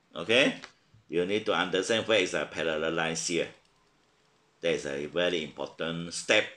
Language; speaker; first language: English; non-native, local second language; Chinese